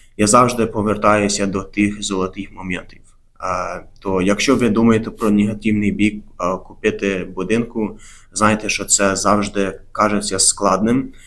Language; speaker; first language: Ukrainian; early bilingual, heritage; Ukrainian